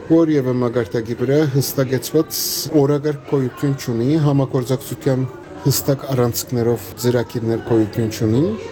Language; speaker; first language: Armenian; native; Armenian